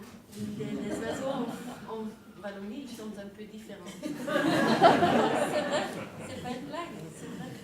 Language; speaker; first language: French; non-native, local second language; Dutch